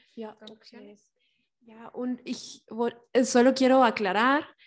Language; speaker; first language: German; non-native, learner; Spanish